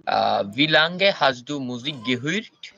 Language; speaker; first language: German; non-native, learner; Bangla